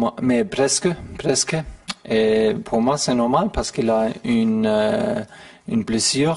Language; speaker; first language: French; non-native, learner; German